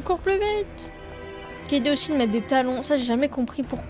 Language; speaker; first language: French; native; French